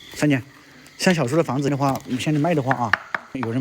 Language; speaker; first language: Chinese; native; Chinese